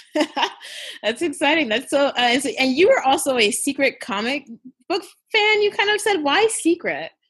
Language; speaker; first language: English; early bilingual, other home language; Yoruba